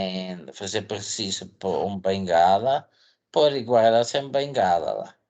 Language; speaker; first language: Portuguese; non-native, fluent; Dutch